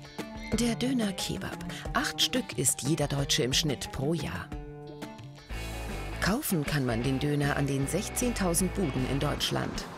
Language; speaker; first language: German; native; German